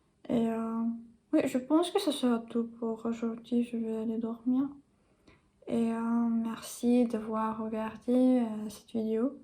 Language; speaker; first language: French; non-native, learner; English